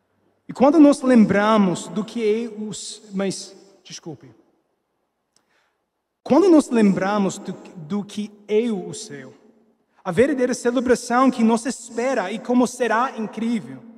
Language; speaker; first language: Portuguese; non-native, fluent; English